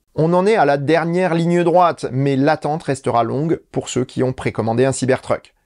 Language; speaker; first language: French; native; French